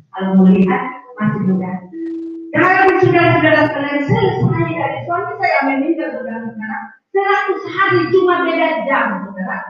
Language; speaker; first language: Indonesian; native; Indonesian